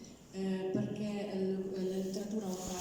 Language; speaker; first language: Italian; non-native, learner; Ukrainian